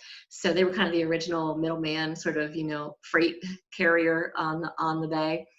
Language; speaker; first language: English; native; English